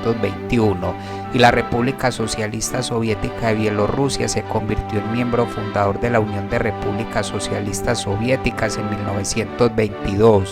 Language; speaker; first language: Spanish; native; Spanish